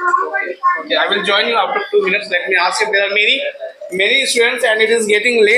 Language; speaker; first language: English; non-native, local second language; Hindi